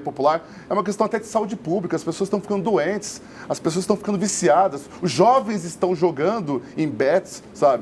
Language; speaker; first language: Portuguese; native; Portuguese